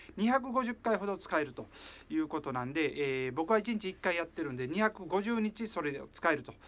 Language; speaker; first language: Japanese; native; Japanese